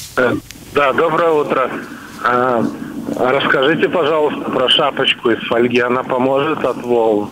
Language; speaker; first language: Russian; native; Russian